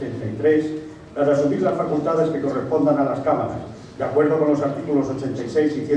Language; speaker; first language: Spanish; native; Spanish